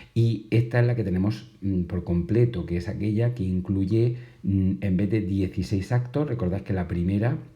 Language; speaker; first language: Spanish; native; Spanish